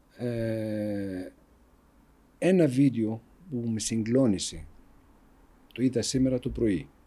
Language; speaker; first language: Greek; non-native, fluent; Arabic